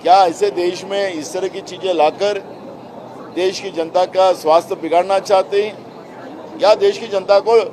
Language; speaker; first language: Hindi; non-native, local second language; Marathi